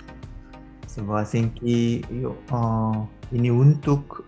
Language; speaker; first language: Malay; non-native, learner; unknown